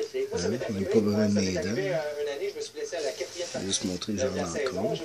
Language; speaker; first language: French; native; French